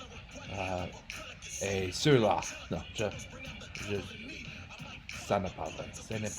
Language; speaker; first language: French; non-native, learner; English